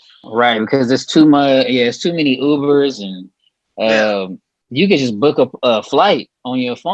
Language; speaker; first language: English; native; English